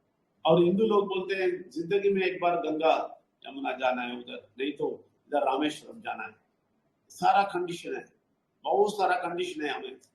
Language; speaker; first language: Hindi; non-native, local second language; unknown